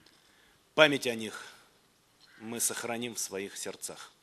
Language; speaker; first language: Russian; native; Russian